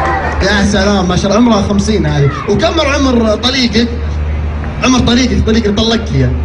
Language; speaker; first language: Arabic; native; Arabic